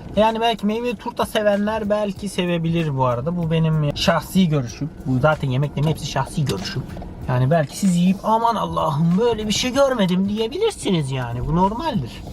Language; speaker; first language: Turkish; early bilingual, heritage; Turkish